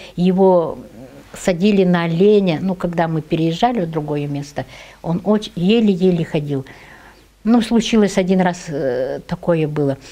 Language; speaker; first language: Russian; non-native, local second language; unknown